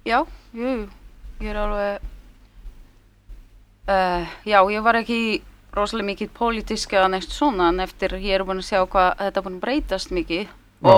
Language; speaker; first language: Icelandic; early bilingual, heritage; Polish